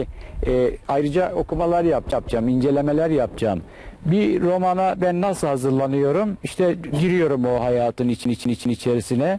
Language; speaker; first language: Turkish; native; Turkish